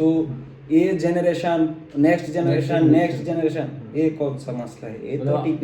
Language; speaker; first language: Hindi; non-native, fluent; Bangla